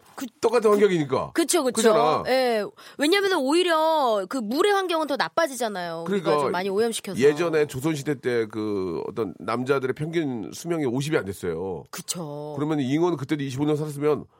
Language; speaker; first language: Korean; native; Korean